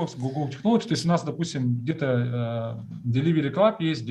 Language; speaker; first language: Russian; native; Russian